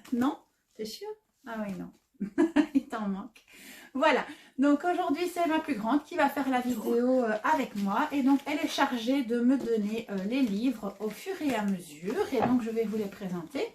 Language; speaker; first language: French; native; French